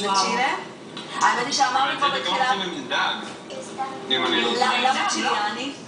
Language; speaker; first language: Hebrew; native; Hebrew